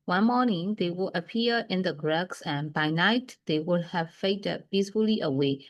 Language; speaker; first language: English; non-native, fluent; Burmese